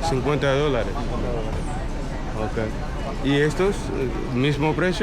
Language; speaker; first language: Spanish; non-native, fluent; English